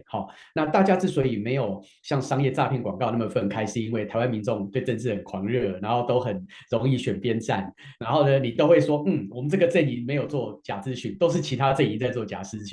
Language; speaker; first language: Chinese; native; Chinese